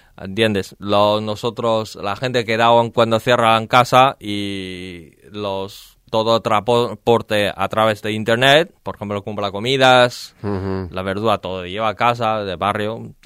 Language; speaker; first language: Spanish; non-native, learner; Chinese